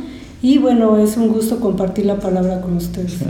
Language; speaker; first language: Spanish; native; Spanish